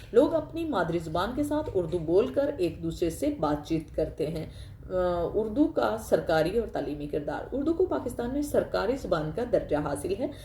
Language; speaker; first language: Urdu; native; Urdu